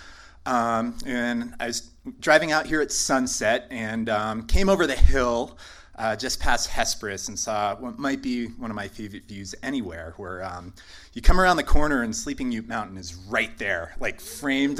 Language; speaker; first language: English; native; English